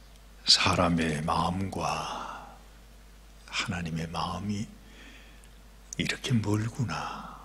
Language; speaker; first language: Korean; native; Korean